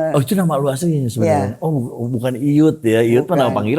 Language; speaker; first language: Indonesian; native; Indonesian